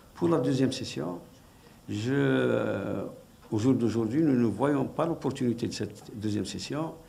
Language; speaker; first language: French; non-native, local second language; Arabic